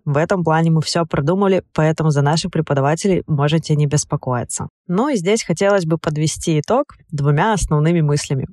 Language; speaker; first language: Russian; native; Russian